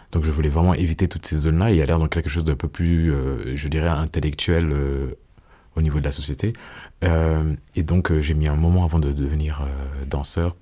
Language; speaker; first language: French; early bilingual, other home language; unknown